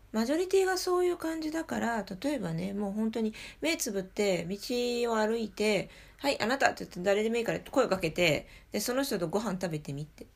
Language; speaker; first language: Japanese; native; Japanese